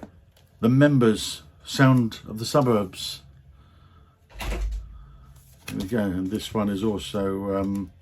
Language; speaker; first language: English; native; English